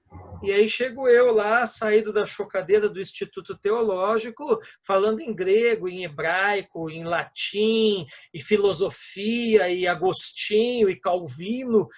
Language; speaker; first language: Portuguese; native; Portuguese